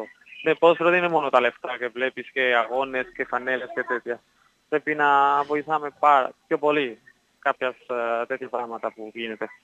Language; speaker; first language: Greek; non-native, learner; Spanish